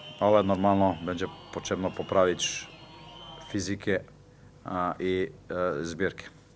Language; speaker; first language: Polish; non-native, learner; Slovenian